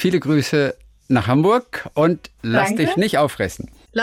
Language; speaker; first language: German; native; German